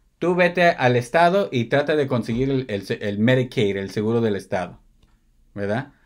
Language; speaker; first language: Spanish; early bilingual, heritage; Spanish